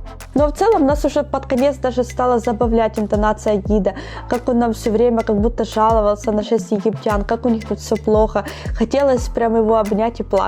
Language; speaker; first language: Russian; native; Russian